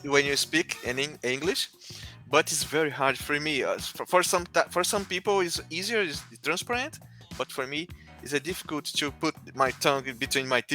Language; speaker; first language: English; non-native, learner; Portuguese